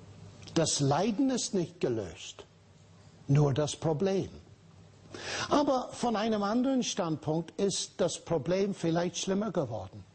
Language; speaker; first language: German; non-native, fluent; English